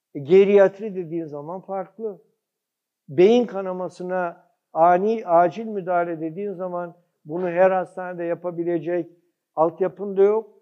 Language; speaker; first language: Turkish; early bilingual, heritage; Turkish